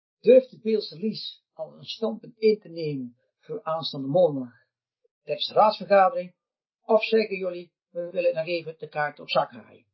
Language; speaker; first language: Dutch; native; Dutch